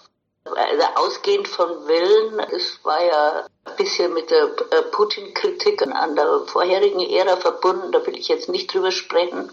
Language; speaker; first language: German; native; German